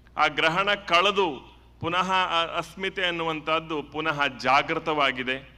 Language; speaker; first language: Kannada; native; Kannada